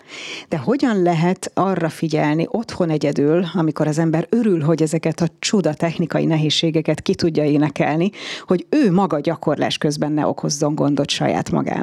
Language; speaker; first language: Hungarian; native; Hungarian